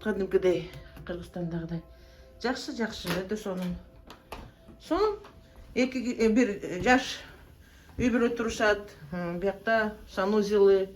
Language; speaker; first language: Kyrgyz; native; Kyrgyz